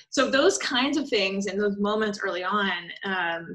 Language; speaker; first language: English; native; English